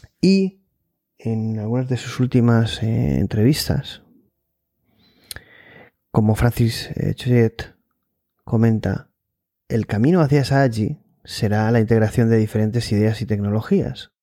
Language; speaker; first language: Spanish; native; Spanish